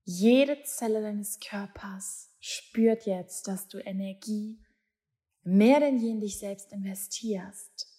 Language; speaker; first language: German; native; German